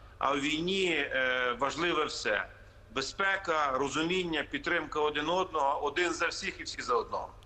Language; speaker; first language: Ukrainian; native; Ukrainian